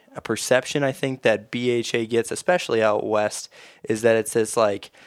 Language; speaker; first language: English; native; English